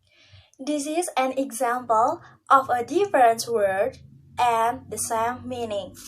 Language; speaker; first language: English; non-native, learner; Indonesian